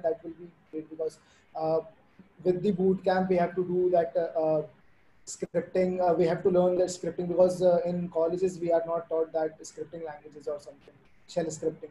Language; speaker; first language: English; non-native, local second language; Hindi